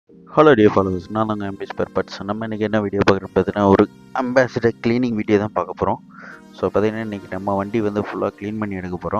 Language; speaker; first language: Tamil; native; Tamil